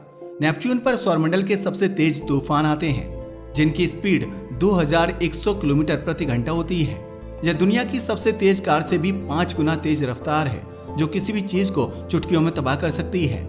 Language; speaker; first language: Hindi; native; Hindi